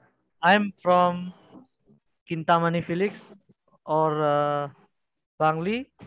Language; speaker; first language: English; non-native, learner; Indonesian